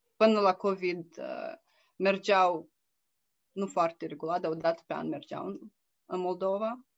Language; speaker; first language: Romanian; native; Romanian